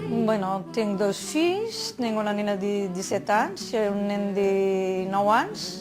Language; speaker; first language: Catalan; non-native, fluent; Arabic